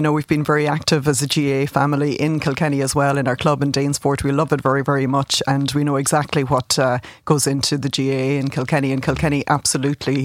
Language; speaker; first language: English; native; English